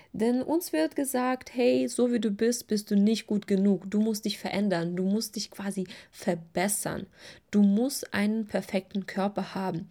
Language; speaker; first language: German; non-native, fluent; Russian